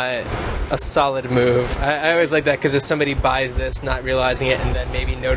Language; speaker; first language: English; native; English